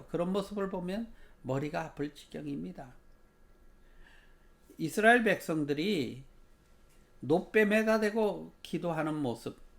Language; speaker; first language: Korean; native; Korean